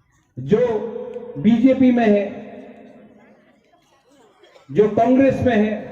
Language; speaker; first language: Hindi; non-native, local second language; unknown